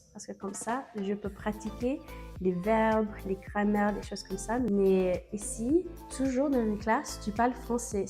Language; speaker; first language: French; non-native, learner; English